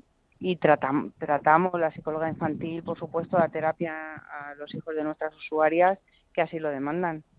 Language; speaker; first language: Spanish; native; Spanish